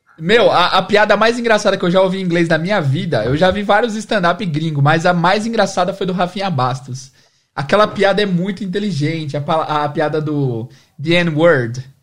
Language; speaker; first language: Portuguese; native; Portuguese